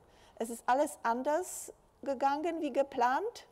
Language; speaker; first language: German; non-native, fluent; Polish